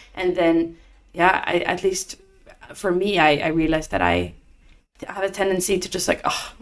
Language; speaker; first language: English; non-native, fluent; Norwegian